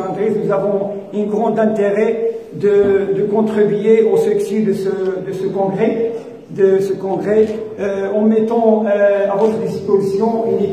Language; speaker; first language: French; non-native, fluent; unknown